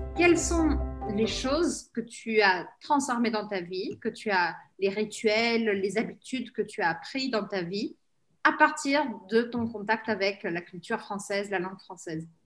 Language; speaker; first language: French; early bilingual, heritage; Portuguese